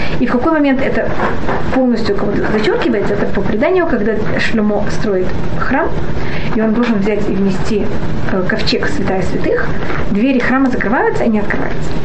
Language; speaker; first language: Russian; early bilingual, heritage; Russian